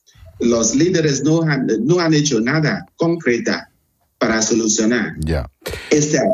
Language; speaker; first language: Spanish; non-native, fluent; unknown